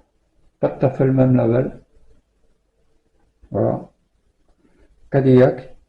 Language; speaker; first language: French; native; French